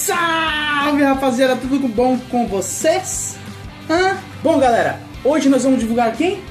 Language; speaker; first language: Portuguese; native; Portuguese